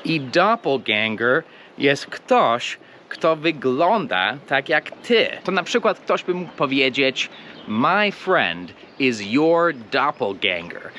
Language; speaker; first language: Polish; early bilingual, heritage; English